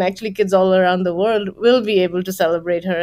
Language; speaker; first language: English; non-native, local second language; Bangla